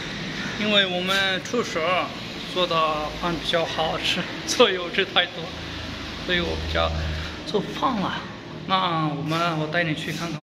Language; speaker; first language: Chinese; non-native, fluent; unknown